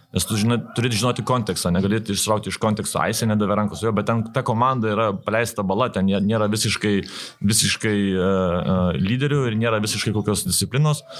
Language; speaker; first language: Lithuanian; native; Lithuanian